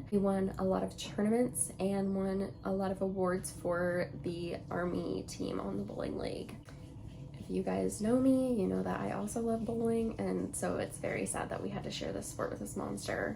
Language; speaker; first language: English; native; English